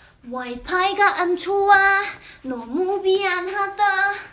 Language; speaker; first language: Korean; non-native, fluent; Thai